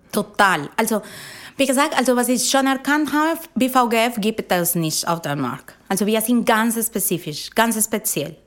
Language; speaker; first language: German; non-native, fluent; Spanish